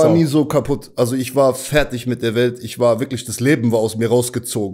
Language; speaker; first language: German; native; German